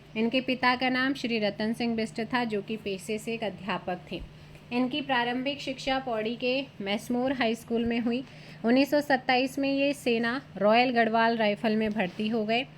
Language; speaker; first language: Hindi; native; Hindi